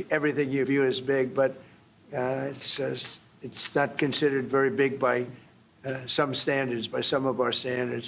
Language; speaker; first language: English; native; English